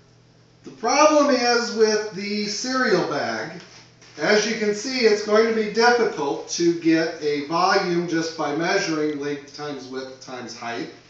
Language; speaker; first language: English; native; English